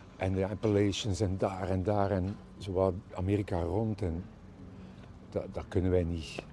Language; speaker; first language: Dutch; native; Dutch